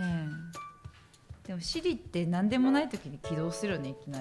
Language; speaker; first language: Japanese; native; Japanese